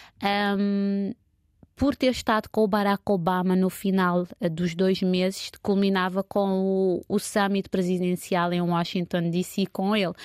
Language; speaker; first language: Portuguese; non-native, local second language; Kabuverdianu